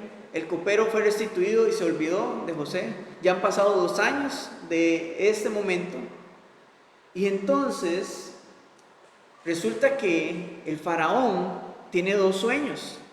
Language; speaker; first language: Spanish; native; Spanish